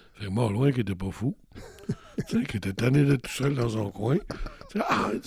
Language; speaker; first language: French; native; French